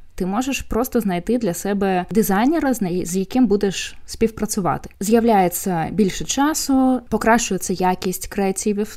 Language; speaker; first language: Ukrainian; non-native, local second language; Russian